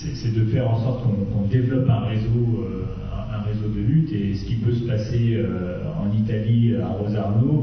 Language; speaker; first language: French; native; French